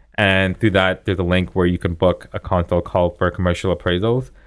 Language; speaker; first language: English; native; English